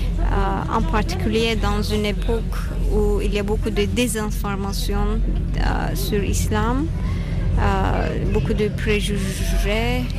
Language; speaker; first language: French; non-native, fluent; Turkish